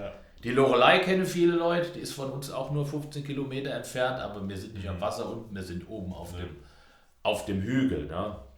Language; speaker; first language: German; native; German